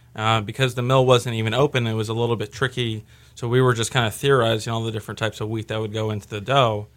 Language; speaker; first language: English; native; English